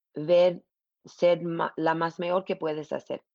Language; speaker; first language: Spanish; early bilingual, other home language; English